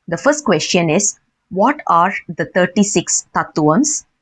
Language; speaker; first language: English; non-native, local second language; Tamil